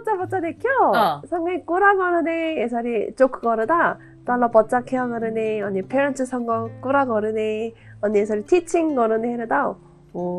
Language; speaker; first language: Nepali; non-native, learner; Korean